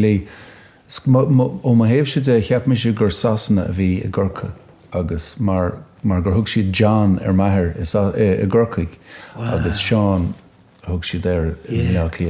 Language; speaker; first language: Irish; native; Irish